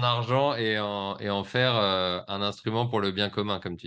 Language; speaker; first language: French; native; French